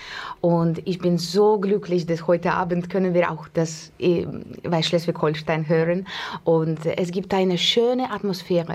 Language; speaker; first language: German; non-native, learner; Russian